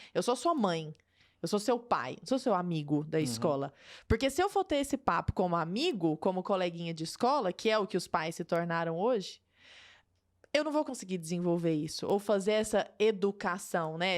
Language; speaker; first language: Portuguese; native; Portuguese